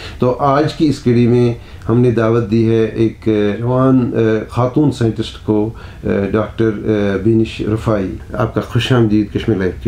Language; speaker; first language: Urdu; non-native, local second language; Kashmiri